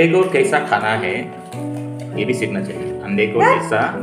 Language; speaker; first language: Hindi; non-native, local second language; Karbi